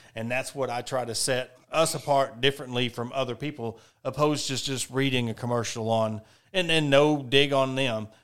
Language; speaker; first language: English; native; English